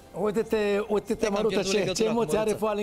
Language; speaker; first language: Romanian; non-native, fluent; Hebrew